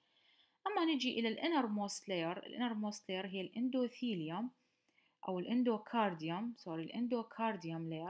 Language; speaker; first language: Arabic; native; Arabic